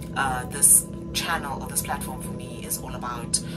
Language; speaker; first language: English; non-native, local second language; Xhosa